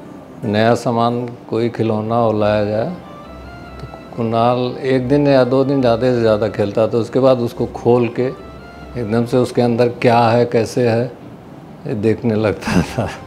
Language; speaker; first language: Hindi; native; Hindi